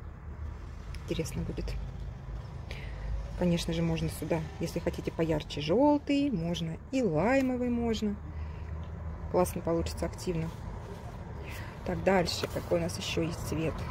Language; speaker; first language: Russian; native; Russian